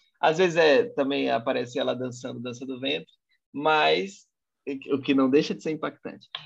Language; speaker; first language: Portuguese; native; Portuguese